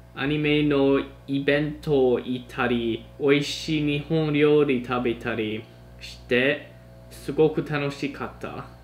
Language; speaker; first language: Japanese; non-native, learner; English